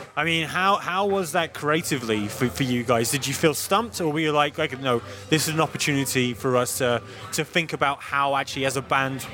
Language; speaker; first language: English; native; English